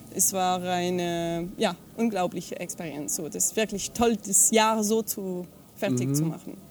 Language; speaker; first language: German; non-native, fluent; French